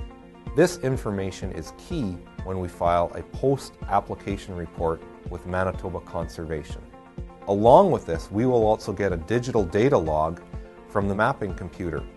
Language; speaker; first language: English; native; English